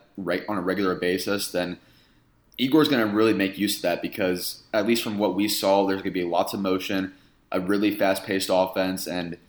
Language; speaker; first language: English; native; English